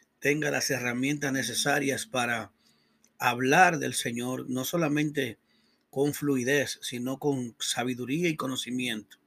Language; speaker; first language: Spanish; native; Spanish